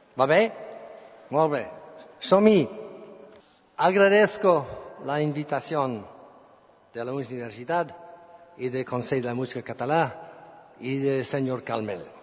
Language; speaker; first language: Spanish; non-native, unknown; English